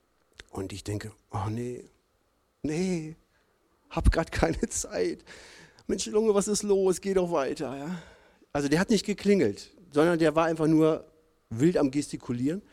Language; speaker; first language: German; native; German